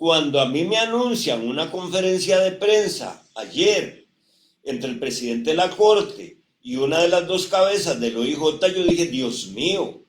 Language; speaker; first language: Spanish; native; Spanish